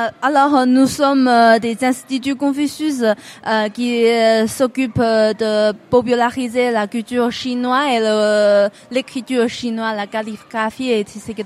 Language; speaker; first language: French; non-native, fluent; Chinese